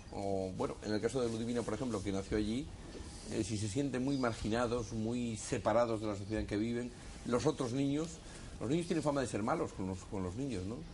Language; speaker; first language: Spanish; native; Spanish